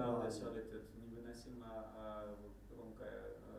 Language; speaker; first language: Czech; non-native, learner; Georgian